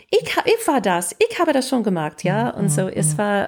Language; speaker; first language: German; non-native, fluent; English